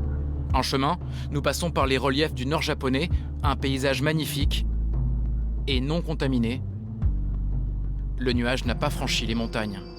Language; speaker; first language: French; native; French